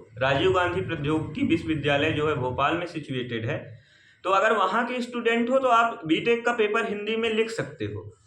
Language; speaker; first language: Hindi; native; Hindi